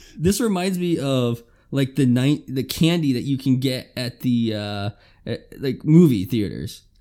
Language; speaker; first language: English; native; English